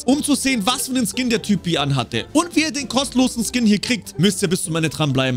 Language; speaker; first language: German; native; German